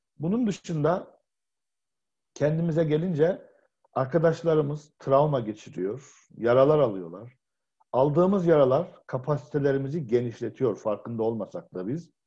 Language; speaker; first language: Turkish; native; Turkish